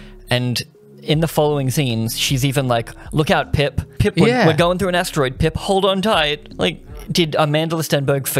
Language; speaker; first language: English; native; English